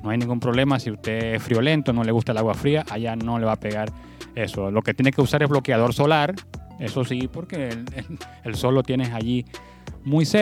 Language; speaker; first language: Spanish; native; Spanish